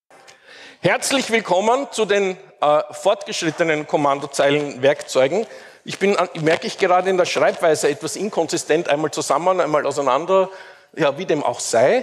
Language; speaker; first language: German; native; German